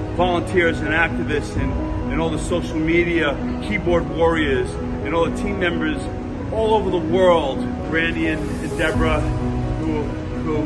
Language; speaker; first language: English; native; English